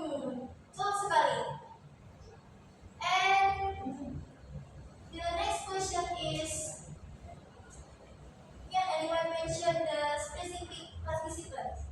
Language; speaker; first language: English; non-native, learner; Indonesian